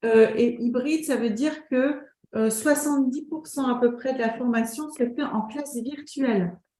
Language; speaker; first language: French; native; French